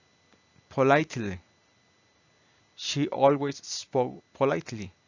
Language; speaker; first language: English; non-native, fluent; Spanish